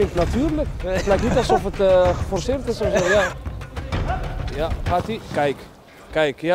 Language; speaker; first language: Dutch; native; Dutch